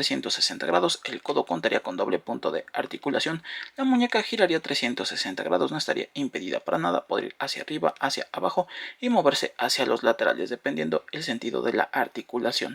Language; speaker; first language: Spanish; native; Spanish